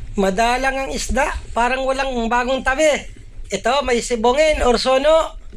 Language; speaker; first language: Filipino; non-native, local second language; Bikol